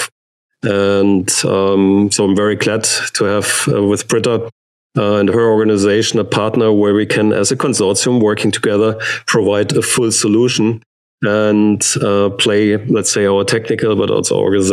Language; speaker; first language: English; non-native, fluent; German